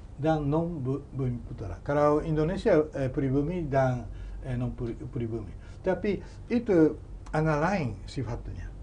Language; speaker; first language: Indonesian; non-native, fluent; Japanese